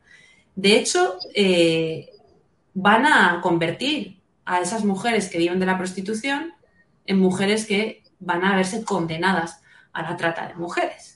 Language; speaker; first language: Spanish; native; Spanish